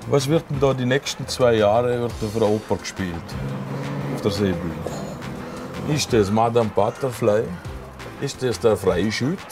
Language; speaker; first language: German; native; German